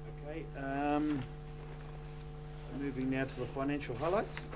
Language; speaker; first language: English; native; English